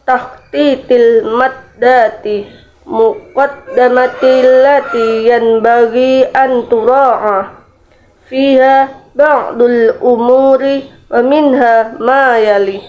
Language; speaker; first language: Arabic; non-native, learner; Indonesian